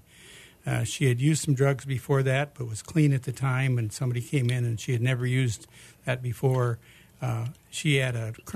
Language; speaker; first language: English; native; English